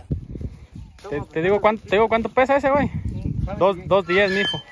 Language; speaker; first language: Spanish; native; Spanish